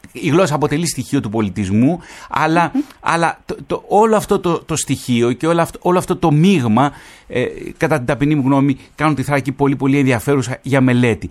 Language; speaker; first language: Greek; native; Greek